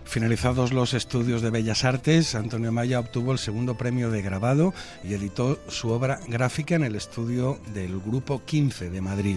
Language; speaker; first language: Spanish; native; Spanish